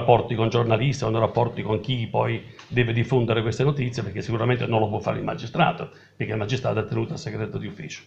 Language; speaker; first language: Italian; native; Italian